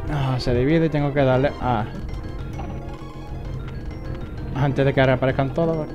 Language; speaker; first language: Spanish; native; Spanish